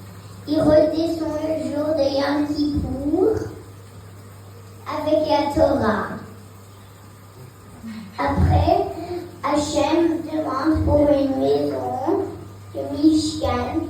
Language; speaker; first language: French; early bilingual, heritage; French